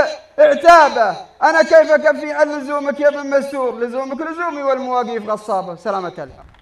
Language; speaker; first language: Arabic; native; Arabic